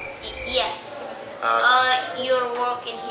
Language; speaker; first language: English; non-native, learner; Indonesian